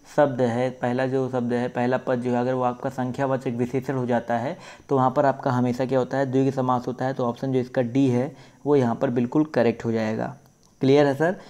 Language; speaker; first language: Hindi; native; Hindi